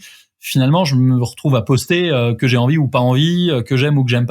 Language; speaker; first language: French; native; French